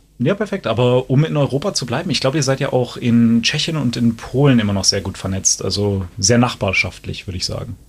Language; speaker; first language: German; native; German